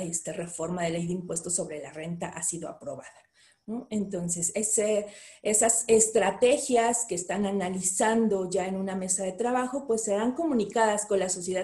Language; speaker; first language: Spanish; native; Spanish